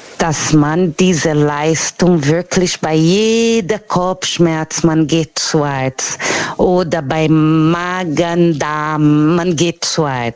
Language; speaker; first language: German; non-native, learner; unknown